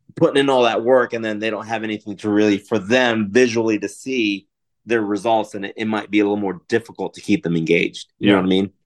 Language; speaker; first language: English; native; English